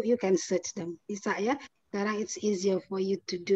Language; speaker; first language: English; non-native, fluent; Indonesian